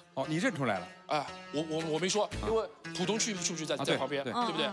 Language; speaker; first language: Chinese; native; Chinese